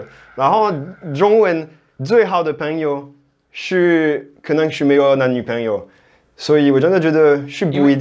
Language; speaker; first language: Chinese; non-native, fluent; French